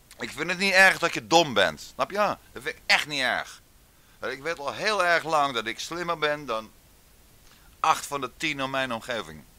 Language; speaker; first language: Dutch; native; Dutch